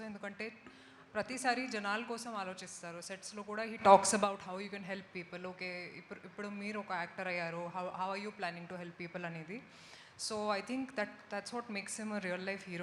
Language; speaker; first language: Telugu; non-native, fluent; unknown